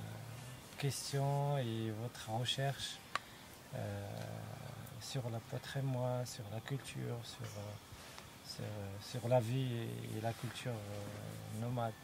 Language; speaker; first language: French; non-native, local second language; Arabic